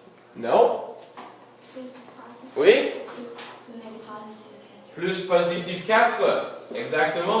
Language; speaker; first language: French; non-native, local second language; English